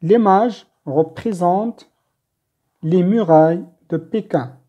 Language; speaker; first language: French; non-native, local second language; Arabic